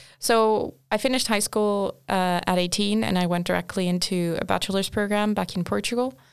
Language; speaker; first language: English; non-native, fluent; Portuguese